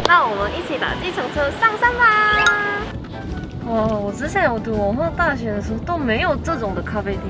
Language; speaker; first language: Chinese; non-native, fluent; Korean